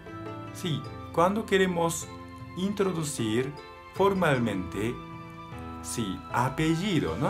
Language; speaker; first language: Spanish; non-native, learner; Japanese